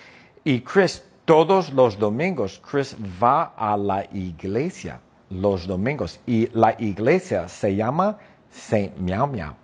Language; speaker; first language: Spanish; non-native, fluent; English